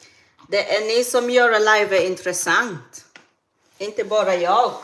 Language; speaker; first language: Swedish; non-native, fluent; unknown